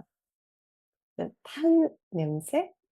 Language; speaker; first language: Korean; non-native, fluent; Japanese